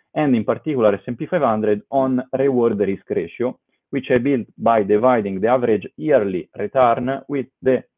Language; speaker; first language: English; non-native, fluent; Italian